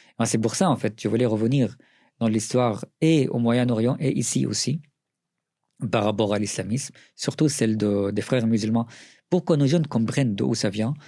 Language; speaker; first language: French; non-native, fluent; Arabic